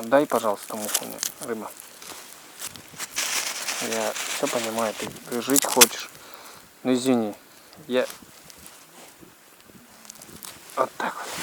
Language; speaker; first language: Russian; native; Russian